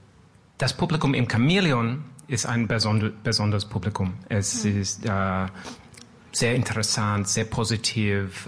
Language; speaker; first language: German; non-native, learner; French